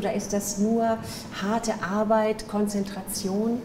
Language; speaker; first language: German; native; German